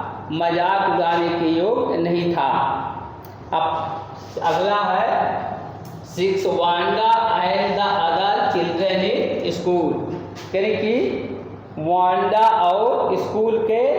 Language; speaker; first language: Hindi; native; Hindi